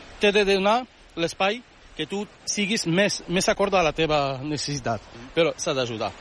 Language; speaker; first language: Catalan; early bilingual, other home language; Arabic